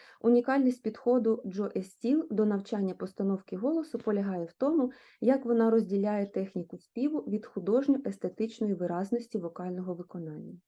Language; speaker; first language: Ukrainian; native; Ukrainian